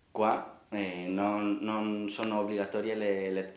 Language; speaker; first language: Italian; non-native, learner; Spanish